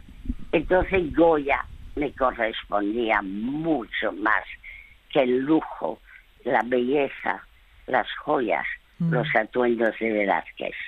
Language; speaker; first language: Spanish; early bilingual, other home language; French